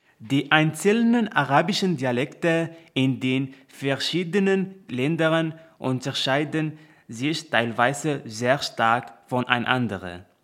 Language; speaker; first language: German; non-native, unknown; Arabic